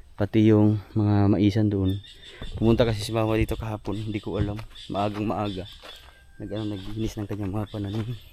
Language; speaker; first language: Filipino; non-native, local second language; Cebuano